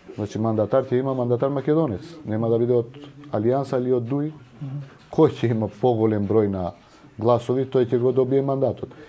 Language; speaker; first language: Macedonian; non-native, local second language; Albanian